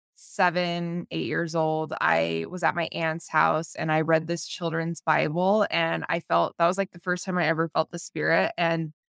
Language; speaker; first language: English; native; English